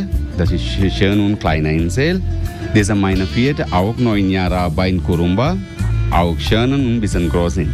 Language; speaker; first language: German; non-native, learner; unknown